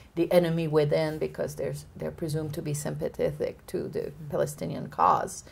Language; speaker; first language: English; native; English